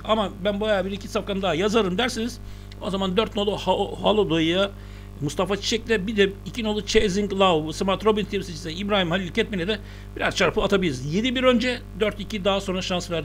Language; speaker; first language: Turkish; native; Turkish